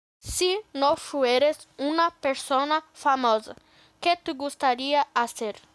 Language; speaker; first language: Spanish; non-native, learner; Portuguese